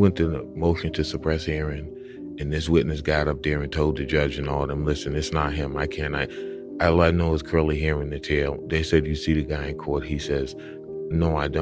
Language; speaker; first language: English; native; English